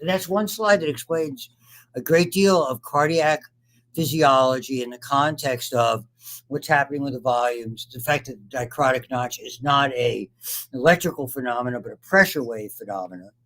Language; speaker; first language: English; native; English